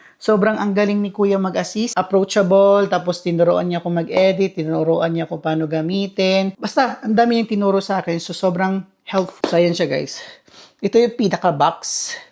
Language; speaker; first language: Filipino; non-native, local second language; Cebuano